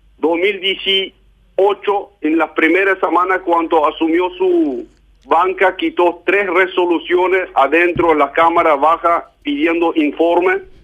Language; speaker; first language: Spanish; non-native, fluent; German